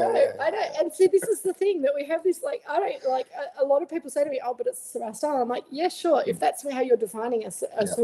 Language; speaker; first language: English; native; English